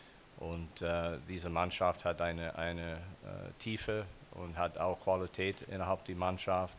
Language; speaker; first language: German; non-native, fluent; English